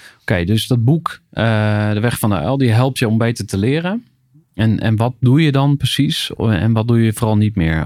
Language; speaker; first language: Dutch; native; Dutch